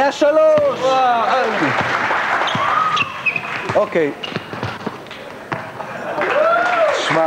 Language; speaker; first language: Hebrew; native; Hebrew